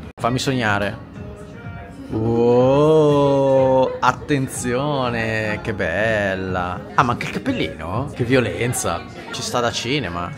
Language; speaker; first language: Italian; native; Italian